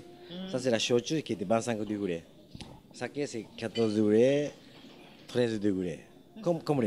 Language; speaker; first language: French; non-native, learner; Japanese